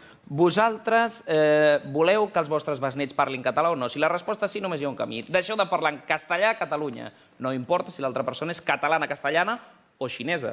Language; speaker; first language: Catalan; native; Catalan